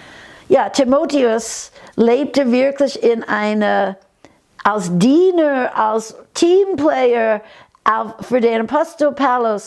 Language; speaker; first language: German; non-native, fluent; English